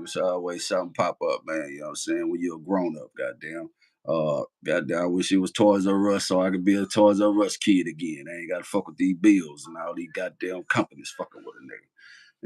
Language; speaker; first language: English; native; English